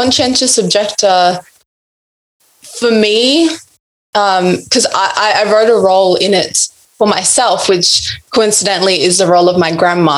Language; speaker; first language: English; native; English